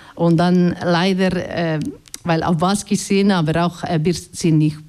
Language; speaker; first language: German; non-native, learner; Basque